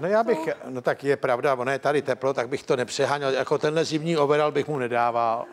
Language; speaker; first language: Czech; native; Czech